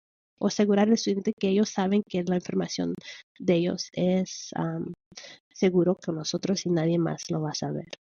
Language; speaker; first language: Spanish; early bilingual, heritage; Spanish